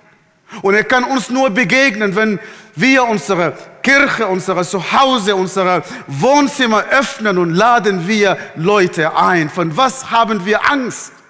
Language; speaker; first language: German; non-native, fluent; Arabic